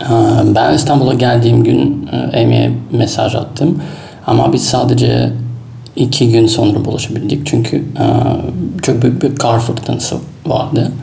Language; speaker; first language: Turkish; non-native, fluent; Russian